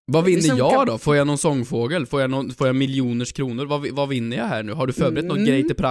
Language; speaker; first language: Swedish; native; Swedish